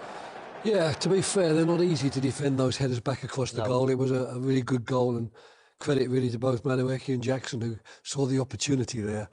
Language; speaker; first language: English; native; English